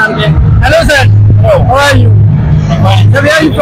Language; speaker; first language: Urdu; non-native, local second language; Punjabi